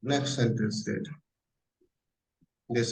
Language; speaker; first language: English; non-native, local second language; Hindi